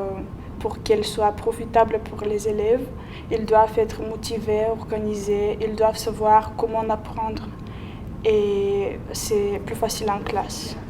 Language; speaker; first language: French; non-native, fluent; Bulgarian